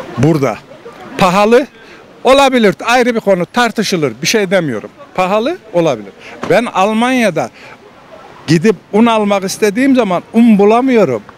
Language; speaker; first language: Turkish; native; Turkish